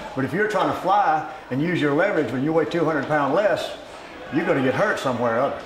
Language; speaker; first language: English; native; English